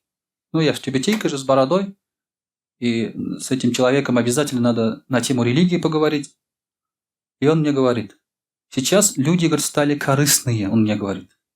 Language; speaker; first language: Russian; non-native, local second language; Tatar